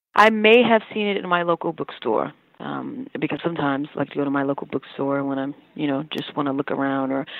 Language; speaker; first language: English; native; English